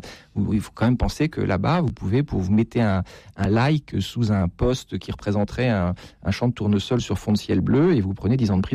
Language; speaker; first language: French; native; French